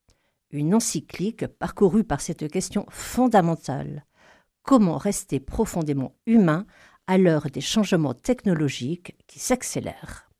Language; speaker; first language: French; native; French